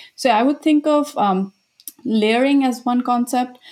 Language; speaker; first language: English; non-native, local second language; Hindi